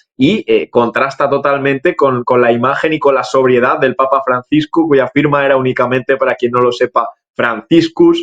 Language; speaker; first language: Spanish; native; Spanish